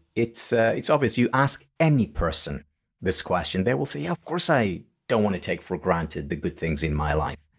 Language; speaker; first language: English; non-native, fluent; Hebrew